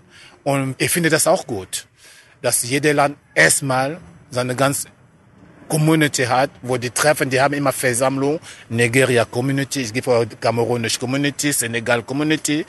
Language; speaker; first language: German; non-native, fluent; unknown